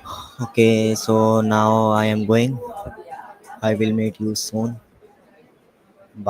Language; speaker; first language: English; non-native, learner; Hindi